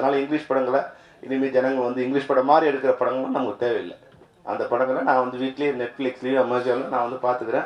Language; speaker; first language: Tamil; native; Tamil